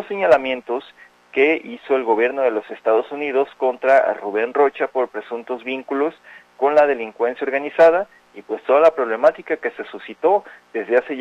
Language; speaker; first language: Spanish; native; Spanish